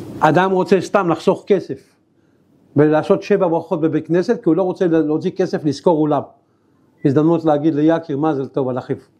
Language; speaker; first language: Hebrew; native; Hebrew